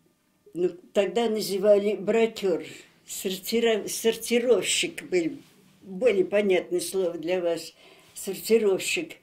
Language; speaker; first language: Russian; native; Russian